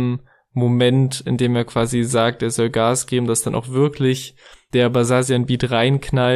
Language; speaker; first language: German; native; German